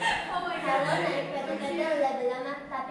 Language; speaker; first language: Indonesian; non-native, learner; Filipino